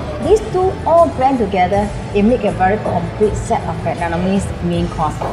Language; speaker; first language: English; non-native, local second language; Chinese